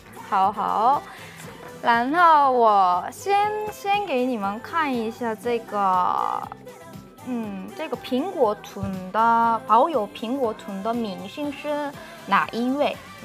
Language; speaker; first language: Chinese; non-native, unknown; Korean